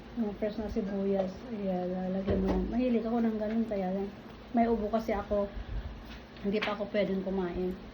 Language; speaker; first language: Filipino; non-native, local second language; Iloko